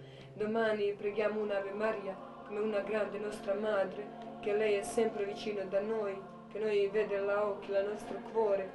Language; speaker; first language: Italian; non-native, learner; Croatian